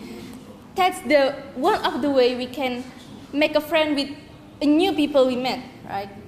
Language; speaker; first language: English; non-native, learner; Indonesian